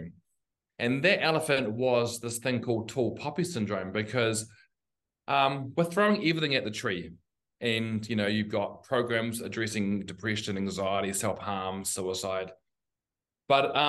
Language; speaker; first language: English; native; English